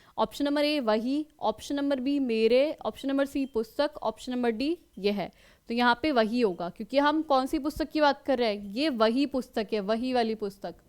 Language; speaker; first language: Hindi; native; Hindi